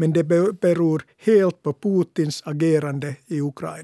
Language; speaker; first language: Swedish; non-native, local second language; Finnish